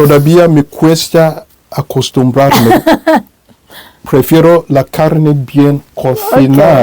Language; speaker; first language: Spanish; non-native, fluent; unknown